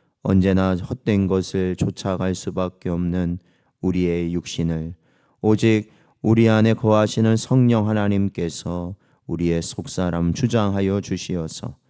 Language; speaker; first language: Korean; native; Korean